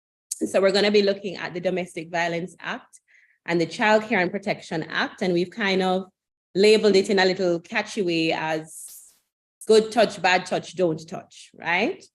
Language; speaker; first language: English; native; English